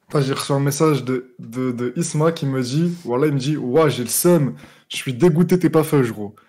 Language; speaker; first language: French; native; French